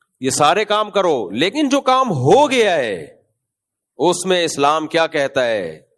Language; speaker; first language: Urdu; native; Urdu